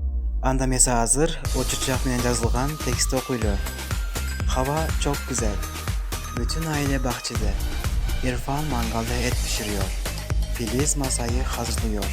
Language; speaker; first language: Turkish; non-native, fluent; Kyrgyz